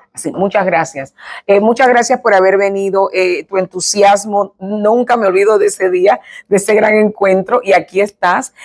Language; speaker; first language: Spanish; native; Spanish